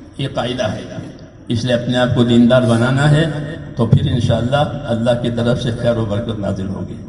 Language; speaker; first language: Urdu; non-native, local second language; Gujarati